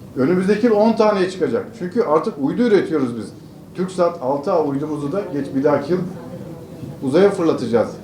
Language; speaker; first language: Turkish; native; Turkish